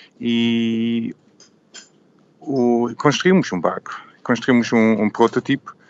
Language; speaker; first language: Portuguese; non-native, learner; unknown